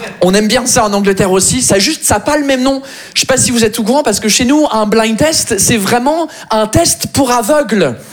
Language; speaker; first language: French; non-native, fluent; English